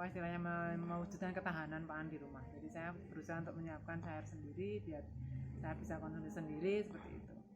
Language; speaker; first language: Indonesian; native; Indonesian